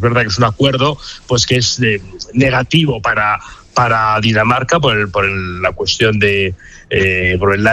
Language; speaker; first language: Spanish; native; Spanish